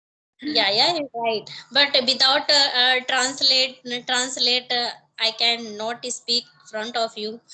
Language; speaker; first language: English; non-native, learner; Hindi